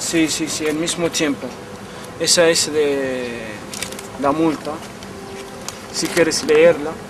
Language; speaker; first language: Spanish; non-native, learner; Arabic